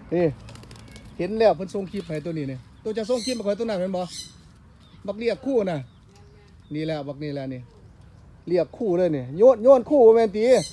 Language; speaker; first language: Thai; native; Thai